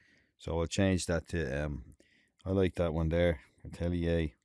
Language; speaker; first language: English; native; English